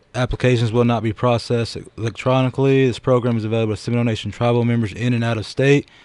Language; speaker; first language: English; native; English